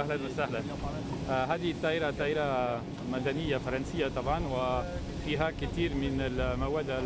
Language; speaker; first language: Arabic; non-native, fluent; French